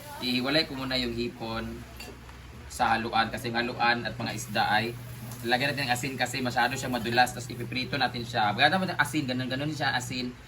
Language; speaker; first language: Filipino; non-native, local second language; Cebuano